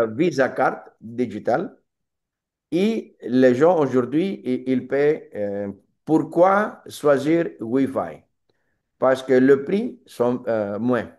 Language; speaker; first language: French; non-native, learner; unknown